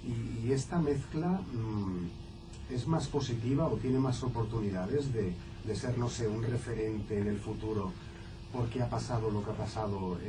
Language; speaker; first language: Spanish; non-native, local second language; Catalan